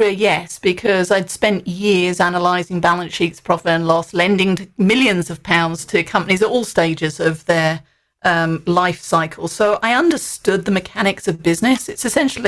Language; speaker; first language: English; native; English